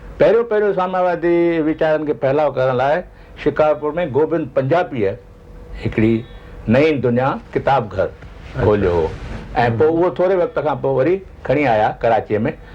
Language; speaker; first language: Sindhi; native; Sindhi